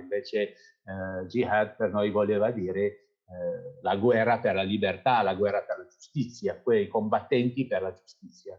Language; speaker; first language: Italian; non-native, fluent; Kabyle